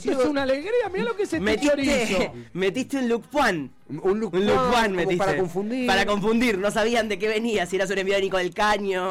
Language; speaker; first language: Spanish; native; Spanish